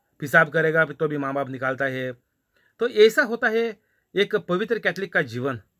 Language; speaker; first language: Hindi; non-native, local second language; Marathi